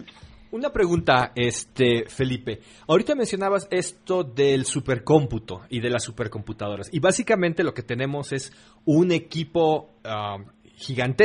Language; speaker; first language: Spanish; native; Spanish